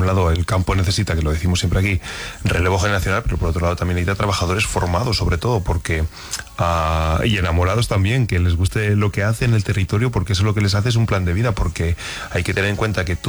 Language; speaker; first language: Spanish; native; Spanish